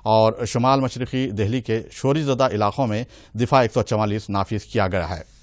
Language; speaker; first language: Urdu; native; Urdu